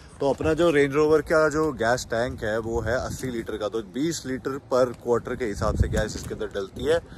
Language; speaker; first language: Hindi; native; Hindi